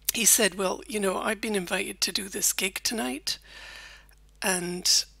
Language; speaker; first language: English; native; English